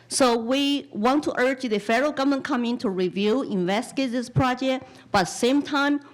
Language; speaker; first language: English; non-native, fluent; Chinese